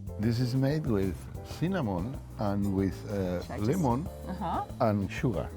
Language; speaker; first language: English; non-native, learner; Catalan